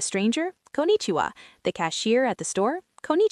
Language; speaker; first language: English; native; English